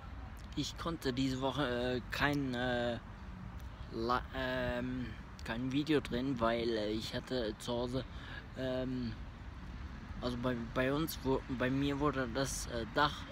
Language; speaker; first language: German; early bilingual, other home language; Turkish